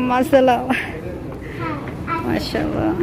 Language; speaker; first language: Arabic; non-native, local second language; Indonesian